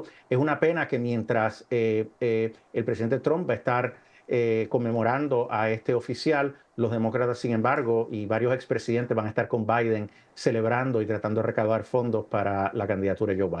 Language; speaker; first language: Spanish; native; Spanish